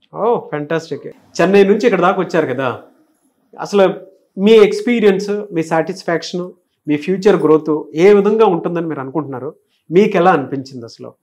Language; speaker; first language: Telugu; native; Telugu